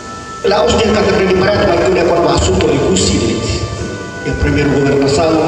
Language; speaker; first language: Portuguese; non-native, learner; Tetum